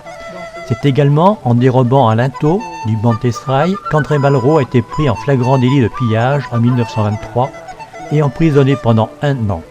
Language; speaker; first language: French; native; French